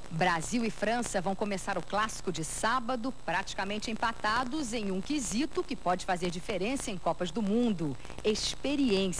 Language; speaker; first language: Portuguese; native; Portuguese